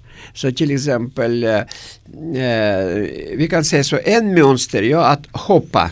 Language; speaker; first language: Swedish; non-native, learner; Russian